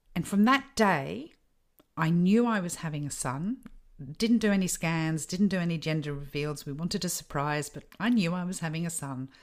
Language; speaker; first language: English; native; English